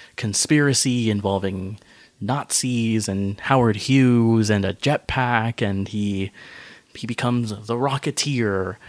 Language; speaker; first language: English; native; English